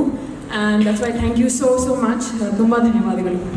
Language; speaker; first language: Kannada; non-native, learner; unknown